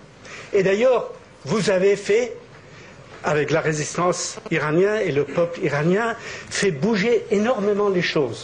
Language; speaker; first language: French; native; French